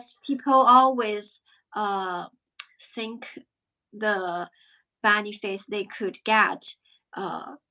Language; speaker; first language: English; non-native, fluent; Chinese